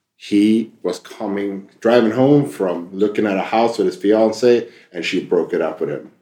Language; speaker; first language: English; non-native, fluent; Swedish